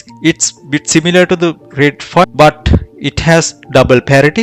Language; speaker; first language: English; non-native, fluent; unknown